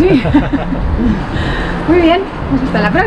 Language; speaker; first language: Spanish; native; Spanish